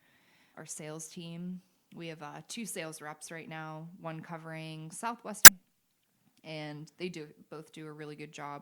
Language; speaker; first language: English; native; English